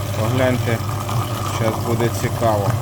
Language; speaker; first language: Ukrainian; native; Ukrainian